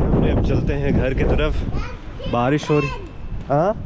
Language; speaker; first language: German; non-native, learner; Hindi